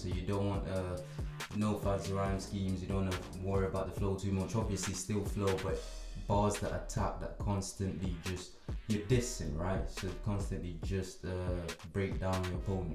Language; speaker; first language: English; native; English